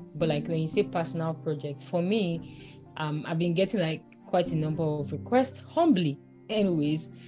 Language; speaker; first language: English; non-native, local second language; Yoruba